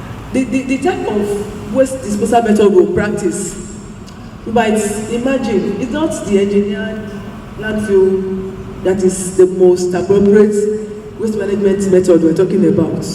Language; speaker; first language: English; non-native, local second language; Yoruba